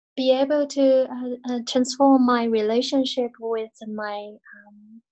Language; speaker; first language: English; non-native, fluent; Chinese